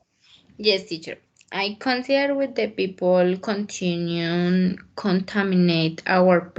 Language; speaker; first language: English; non-native, learner; Spanish